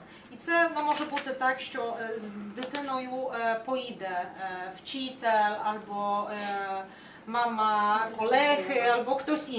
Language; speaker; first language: Ukrainian; non-native, fluent; Polish